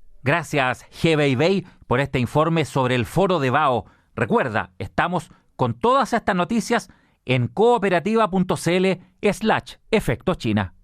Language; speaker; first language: Spanish; native; Spanish